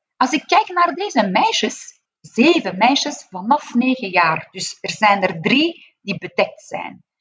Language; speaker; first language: Dutch; non-native, fluent; Persian